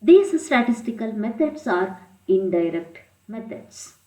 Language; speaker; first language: English; non-native, local second language; Kannada